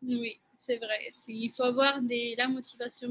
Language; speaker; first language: French; non-native, fluent; Spanish